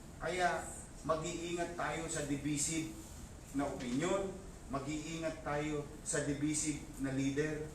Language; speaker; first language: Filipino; native; Filipino